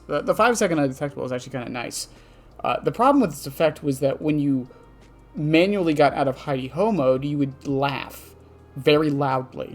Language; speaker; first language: English; native; English